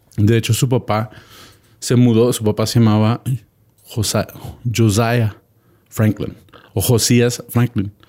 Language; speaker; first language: Spanish; early bilingual, heritage; Spanish